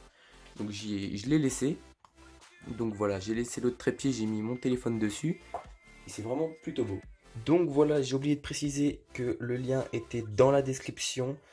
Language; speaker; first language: French; native; French